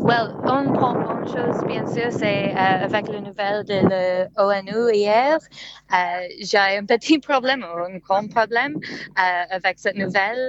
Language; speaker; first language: French; non-native, learner; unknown